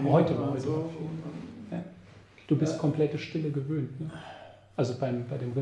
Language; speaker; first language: German; native; German